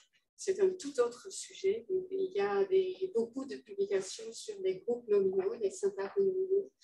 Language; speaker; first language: French; non-native, fluent; Dutch